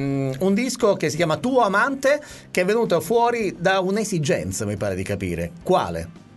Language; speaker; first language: Italian; native; Italian